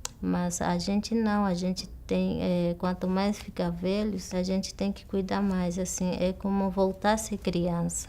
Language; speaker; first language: Portuguese; non-native, local second language; Guarani